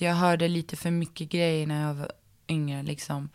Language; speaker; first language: Swedish; early bilingual, other home language; English